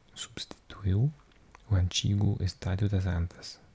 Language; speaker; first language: Portuguese; non-native, learner; English